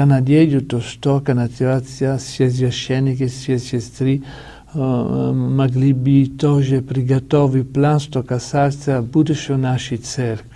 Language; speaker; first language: Russian; non-native, learner; Italian